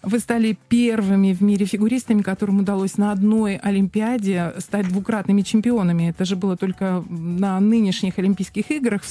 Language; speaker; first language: Russian; native; Russian